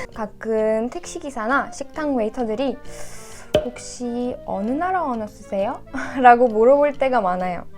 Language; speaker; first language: Korean; non-native, fluent; Russian